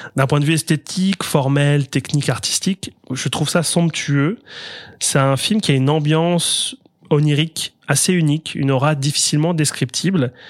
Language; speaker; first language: French; native; French